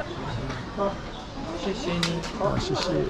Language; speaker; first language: Chinese; non-native, fluent; English